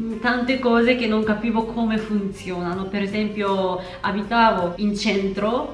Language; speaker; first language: Italian; non-native, fluent; Japanese